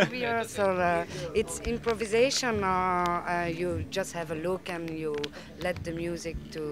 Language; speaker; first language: English; non-native, learner; French